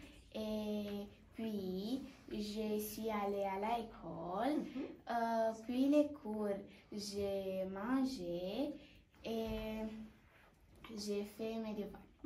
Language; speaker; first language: French; non-native, learner; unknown